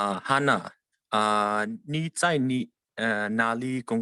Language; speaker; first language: Chinese; non-native, learner; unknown